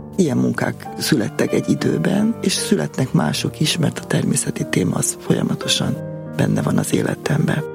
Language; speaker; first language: Hungarian; native; Hungarian